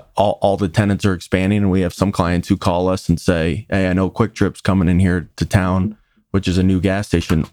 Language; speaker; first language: English; native; English